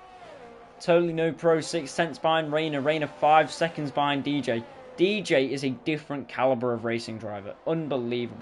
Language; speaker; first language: English; native; English